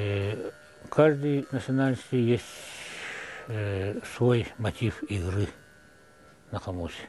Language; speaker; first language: Russian; non-native, local second language; Yakut